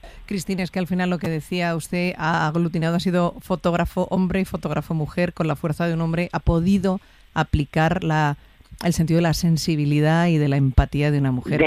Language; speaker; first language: Spanish; native; Spanish